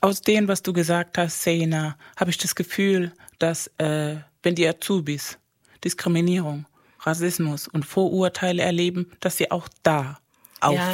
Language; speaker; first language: German; non-native, fluent; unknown